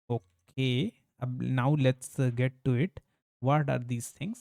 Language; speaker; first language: English; non-native, local second language; Hindi